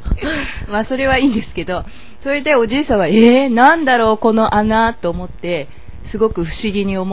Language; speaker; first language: Japanese; native; Japanese